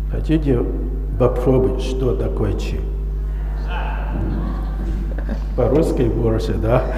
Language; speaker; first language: Russian; non-native, learner; Chinese